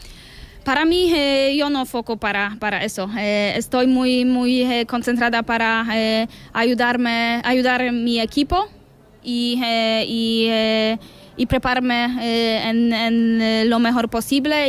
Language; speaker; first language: Spanish; non-native, learner; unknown